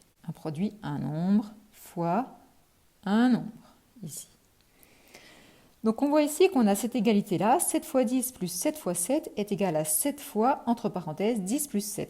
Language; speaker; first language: French; native; French